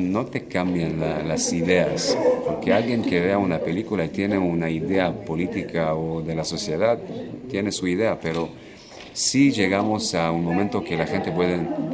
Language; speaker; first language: Spanish; non-native, learner; Hebrew